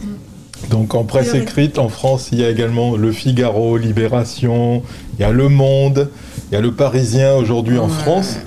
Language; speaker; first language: French; native; French